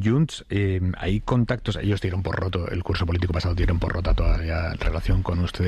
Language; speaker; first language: Spanish; native; Spanish